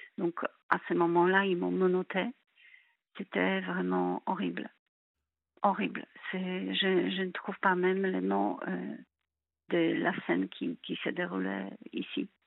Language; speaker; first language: French; non-native, fluent; Polish